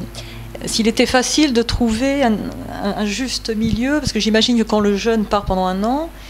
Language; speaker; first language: French; native; French